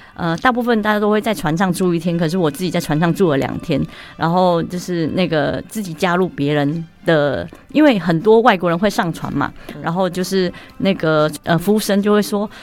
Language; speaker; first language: Chinese; native; Chinese